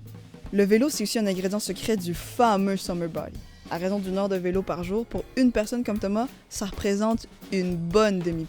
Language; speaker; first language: French; native; French